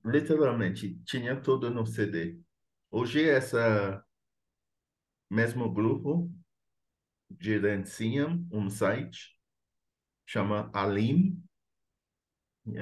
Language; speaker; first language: Portuguese; non-native, fluent; English